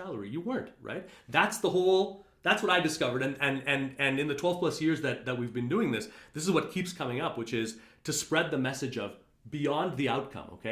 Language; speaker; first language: English; native; English